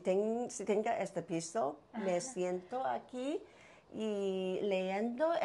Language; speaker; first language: Spanish; non-native, learner; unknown